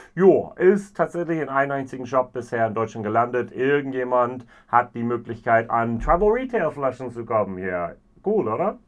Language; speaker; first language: German; non-native, fluent; English